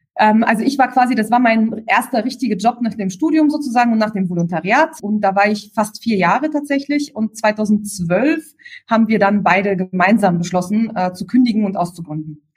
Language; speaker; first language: German; early bilingual, other home language; Bulgarian